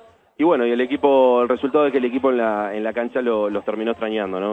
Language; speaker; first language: Spanish; native; Spanish